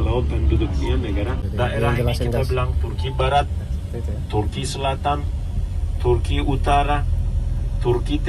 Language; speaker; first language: Indonesian; non-native, fluent; Turkish